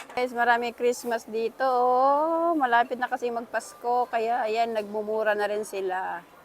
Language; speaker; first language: Filipino; native; Filipino